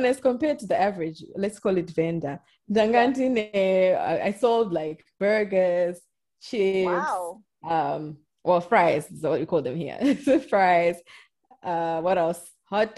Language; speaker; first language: English; non-native, local second language; Shona